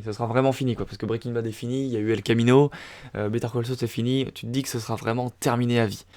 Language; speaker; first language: French; native; French